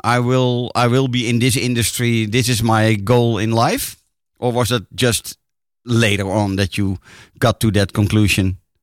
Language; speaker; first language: English; non-native, fluent; Dutch